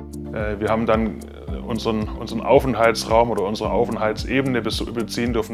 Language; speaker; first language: German; native; German